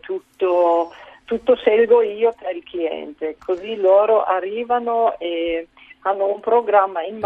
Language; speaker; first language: Italian; non-native, fluent; German